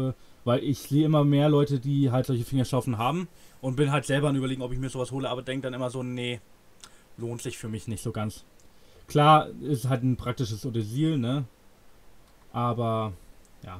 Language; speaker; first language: German; native; German